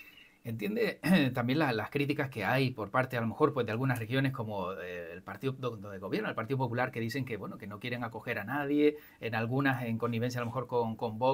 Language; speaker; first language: Spanish; native; Spanish